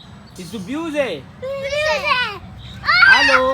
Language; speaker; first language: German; non-native, learner; Punjabi